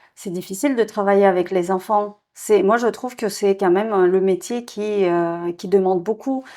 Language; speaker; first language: French; non-native, fluent; Russian